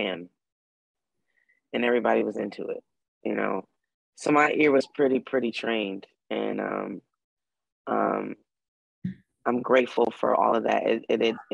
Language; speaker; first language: English; native; English